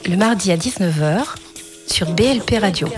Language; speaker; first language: French; native; French